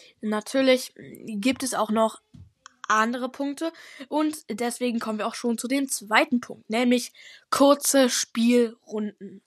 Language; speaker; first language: German; native; German